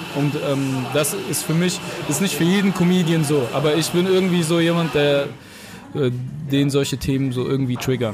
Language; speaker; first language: German; early bilingual, other home language; Arabic